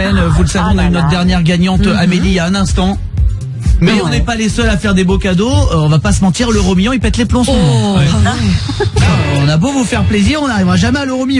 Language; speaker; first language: French; native; French